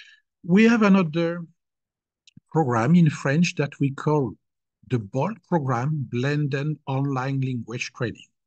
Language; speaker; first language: English; non-native, fluent; French